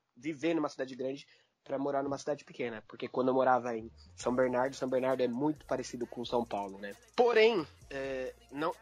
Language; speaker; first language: Portuguese; native; Portuguese